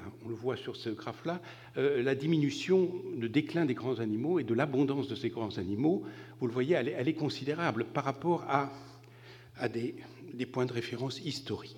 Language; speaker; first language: French; native; French